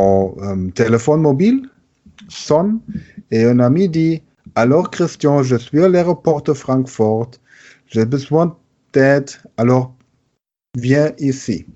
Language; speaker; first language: French; non-native, learner; German